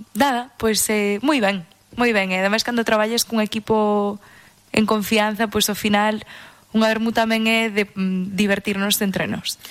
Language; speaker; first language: Galician; non-native, local second language; English